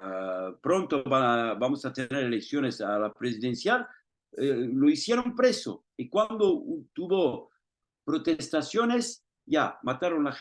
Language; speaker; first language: Spanish; non-native, fluent; Turkish